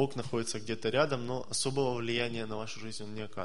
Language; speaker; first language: Russian; native; Russian